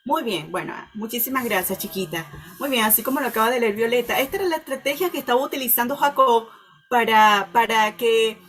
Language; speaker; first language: Spanish; native; Spanish